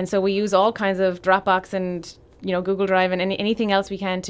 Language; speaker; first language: English; native; English